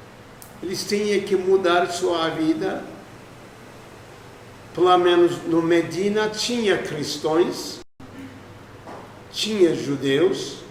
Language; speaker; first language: Portuguese; non-native, fluent; Turkish